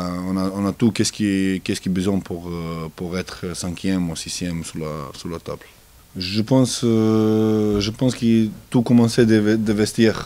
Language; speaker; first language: French; non-native, learner; Serbian